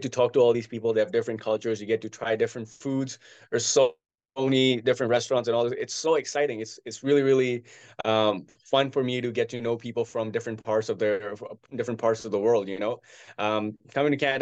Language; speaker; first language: English; non-native, local second language; Hindi